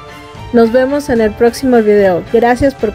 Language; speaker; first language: Spanish; native; Spanish